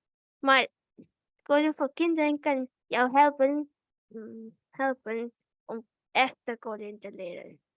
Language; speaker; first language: Dutch; early bilingual, other home language; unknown